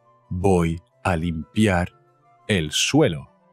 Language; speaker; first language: Spanish; native; Spanish